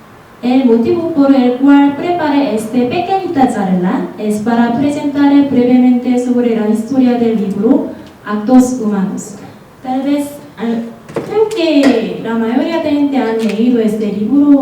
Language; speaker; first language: Spanish; non-native, learner; Korean